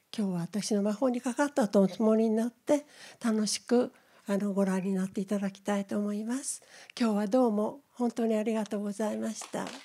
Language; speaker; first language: Japanese; native; Japanese